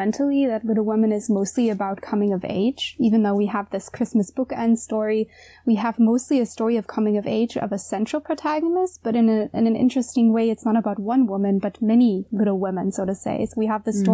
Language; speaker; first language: English; native; English